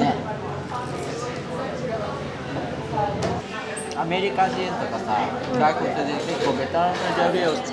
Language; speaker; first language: Japanese; non-native, fluent; Vietnamese